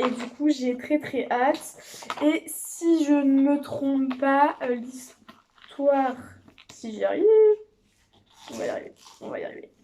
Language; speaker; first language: French; native; French